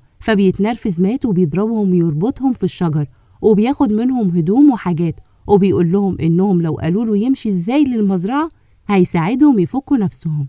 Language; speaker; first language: Arabic; native; Arabic